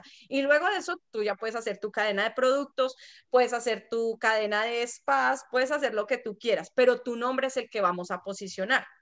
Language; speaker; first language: Spanish; native; Spanish